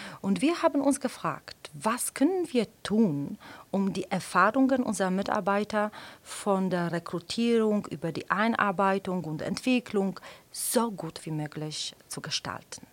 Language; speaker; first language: German; non-native, fluent; Polish